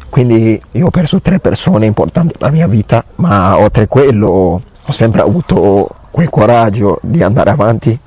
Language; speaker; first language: Italian; non-native, fluent; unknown